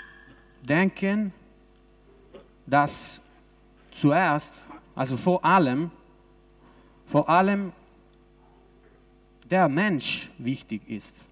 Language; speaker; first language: German; non-native, local second language; Italian